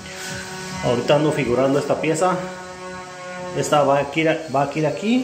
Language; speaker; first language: Spanish; native; Spanish